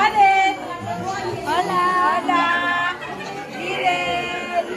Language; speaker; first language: Spanish; non-native, fluent; Filipino